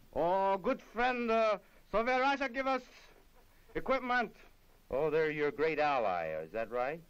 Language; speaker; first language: English; native; English